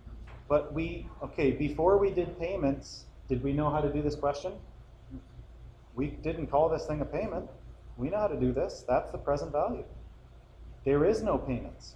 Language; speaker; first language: English; native; English